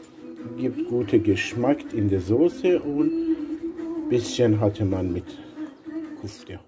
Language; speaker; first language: German; non-native, learner; Persian